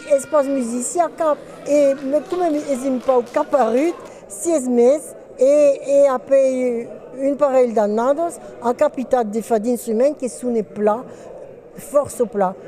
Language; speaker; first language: Occitan; non-native, fluent; French